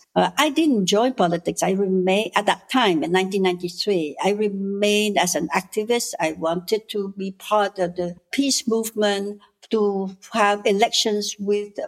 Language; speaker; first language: English; non-native, fluent; Khmer